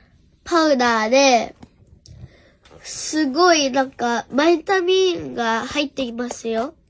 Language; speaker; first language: Japanese; early bilingual, other home language; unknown